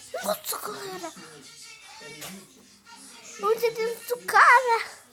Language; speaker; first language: Portuguese; native; Portuguese